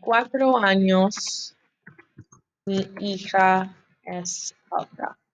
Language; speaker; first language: Spanish; non-native, fluent; English